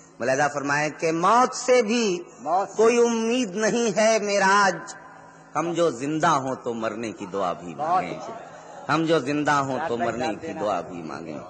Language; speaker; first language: Urdu; native; Urdu